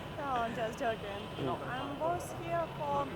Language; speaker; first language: English; non-native, fluent; Russian